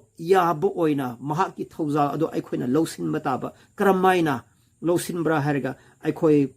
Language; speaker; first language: Manipuri; non-native, local second language; Rongmei Naga